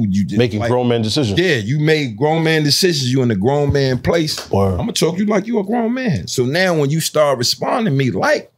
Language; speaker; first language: English; native; English